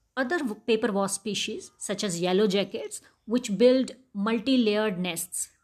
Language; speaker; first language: English; non-native, local second language; Dogri